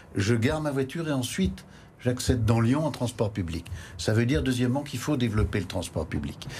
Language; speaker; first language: French; native; French